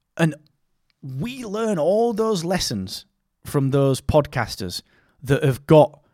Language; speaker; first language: English; native; English